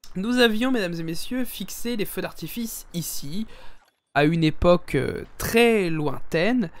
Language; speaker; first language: French; native; French